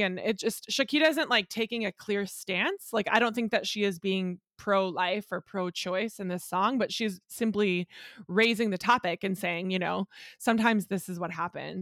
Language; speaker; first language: English; native; English